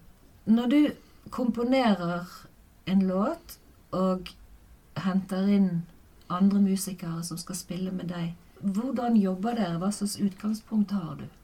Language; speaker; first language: Norwegian; native; Norwegian